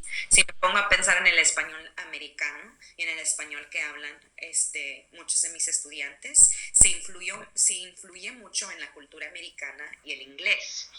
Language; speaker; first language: Spanish; early bilingual, other home language; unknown